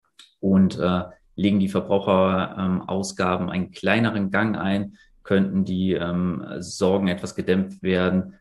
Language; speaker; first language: German; native; German